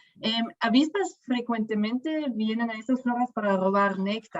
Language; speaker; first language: Spanish; non-native, fluent; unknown